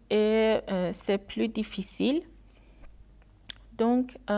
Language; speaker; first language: French; non-native, learner; Persian